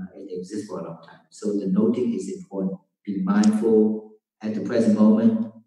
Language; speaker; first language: English; non-native, fluent; Vietnamese